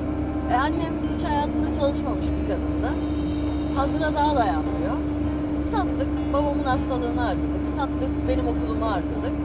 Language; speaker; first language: Turkish; native; Turkish